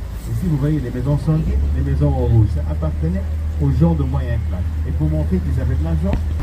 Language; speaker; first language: French; non-native, fluent; Dutch